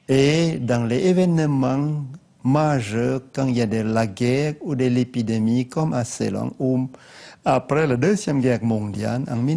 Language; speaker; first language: French; non-native, learner; Lao